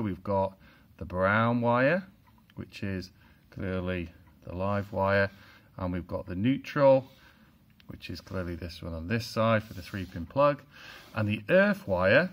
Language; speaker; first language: English; native; English